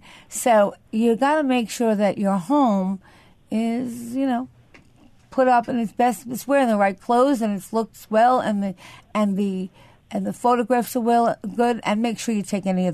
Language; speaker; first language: English; native; English